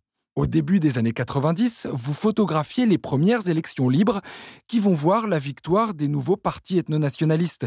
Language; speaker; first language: French; native; French